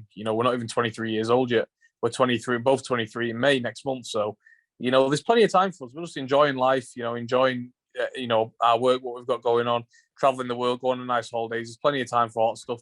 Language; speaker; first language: English; native; English